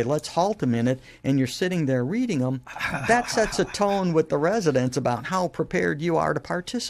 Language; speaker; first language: English; native; English